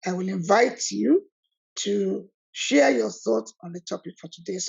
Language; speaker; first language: English; non-native, local second language; Yoruba